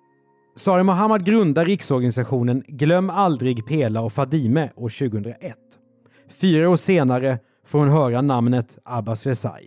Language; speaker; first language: Swedish; native; Swedish